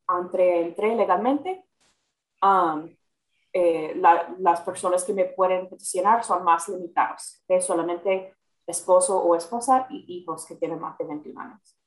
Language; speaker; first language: Spanish; non-native, fluent; English